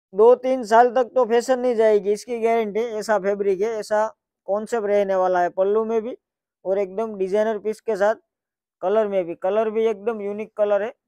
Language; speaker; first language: Hindi; non-native, local second language; Gujarati